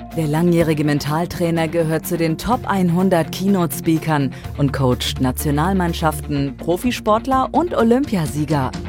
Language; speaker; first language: German; native; German